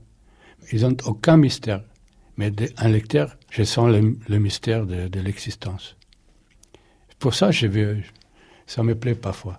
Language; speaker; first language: French; non-native, fluent; German